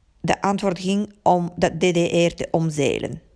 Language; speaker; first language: Dutch; non-native, fluent; Bulgarian